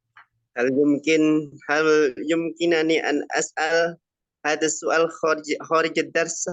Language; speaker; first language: Arabic; non-native, learner; Indonesian